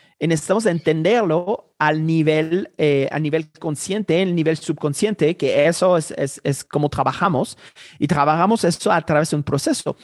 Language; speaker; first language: Spanish; non-native, fluent; Haitian Creole